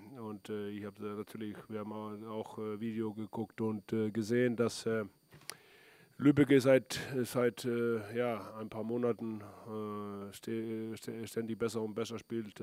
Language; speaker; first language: German; non-native, fluent; Icelandic